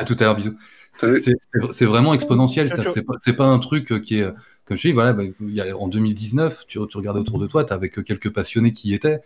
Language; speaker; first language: French; native; French